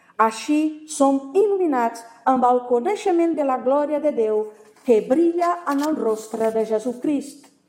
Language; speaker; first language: Catalan; non-native, fluent; Portuguese